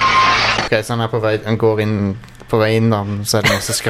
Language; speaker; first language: Norwegian; native; Norwegian